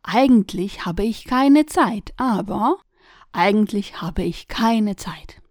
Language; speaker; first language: German; non-native, fluent; Polish